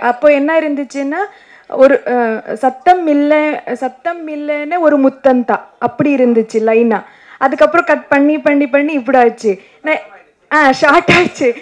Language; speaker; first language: Tamil; non-native, learner; Kannada